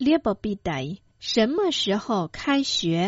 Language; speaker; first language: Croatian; non-native, fluent; Chinese